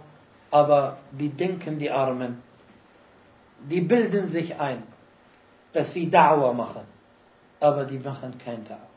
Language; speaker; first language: German; non-native, fluent; Arabic